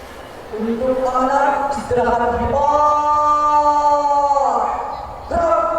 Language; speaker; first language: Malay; non-native, local second language; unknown